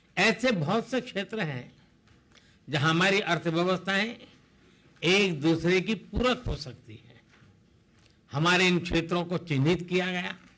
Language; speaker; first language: Hindi; non-native, local second language; Gujarati